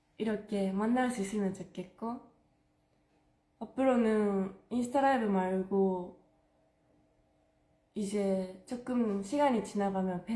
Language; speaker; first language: Korean; non-native, fluent; Japanese